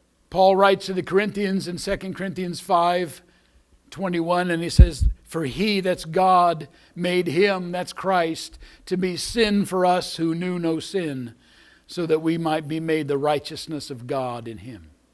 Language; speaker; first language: English; native; English